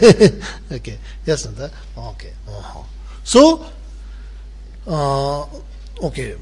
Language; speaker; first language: Russian; non-native, learner; Tibetan